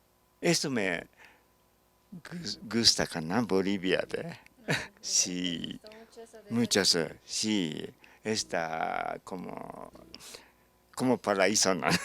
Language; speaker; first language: Spanish; non-native, learner; Japanese